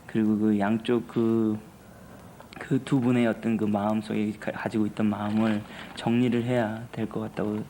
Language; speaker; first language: Korean; native; Korean